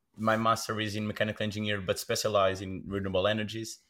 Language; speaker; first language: English; non-native, fluent; Portuguese